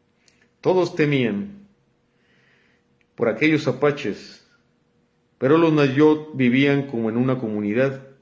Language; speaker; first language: Spanish; native; Spanish